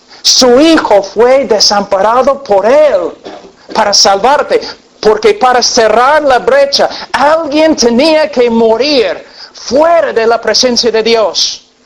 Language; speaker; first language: Spanish; non-native, fluent; English